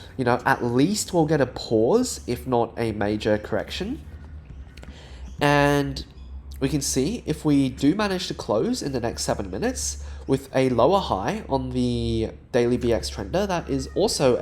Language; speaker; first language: English; native; English